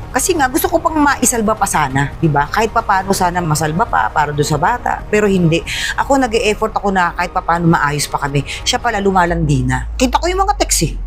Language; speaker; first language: Filipino; native; Filipino